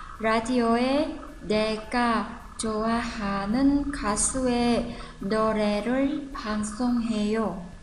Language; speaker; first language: Korean; non-native, fluent; Vietnamese